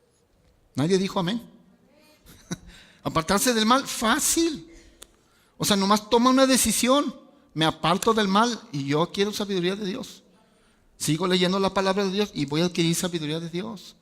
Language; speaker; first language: Spanish; native; Spanish